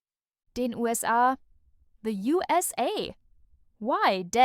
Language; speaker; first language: German; non-native, learner; English